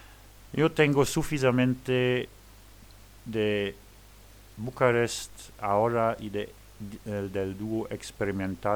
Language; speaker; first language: Spanish; non-native, learner; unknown